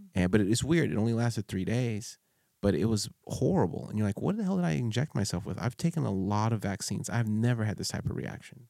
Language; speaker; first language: English; early bilingual, other home language; Filipino